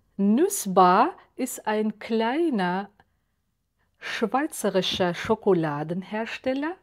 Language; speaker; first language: German; non-native, fluent; Uzbek